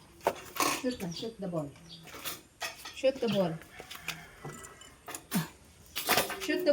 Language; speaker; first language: English; non-native, local second language; Cebuano